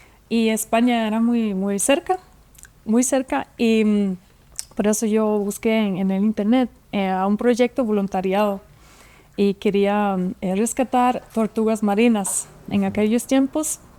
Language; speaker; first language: Spanish; non-native, fluent; German